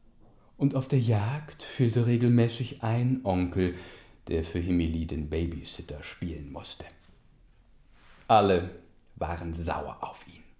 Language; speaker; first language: German; native; German